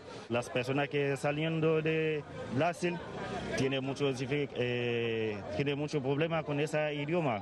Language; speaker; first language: Spanish; non-native, learner; Haitian Creole